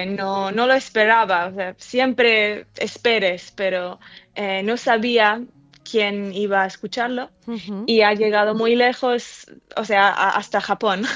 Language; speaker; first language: Spanish; early bilingual, heritage; English